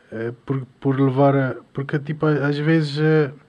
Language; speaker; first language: Portuguese; non-native, local second language; Kabuverdianu